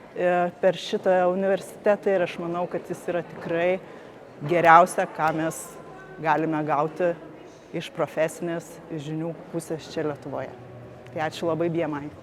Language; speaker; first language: Lithuanian; native; Lithuanian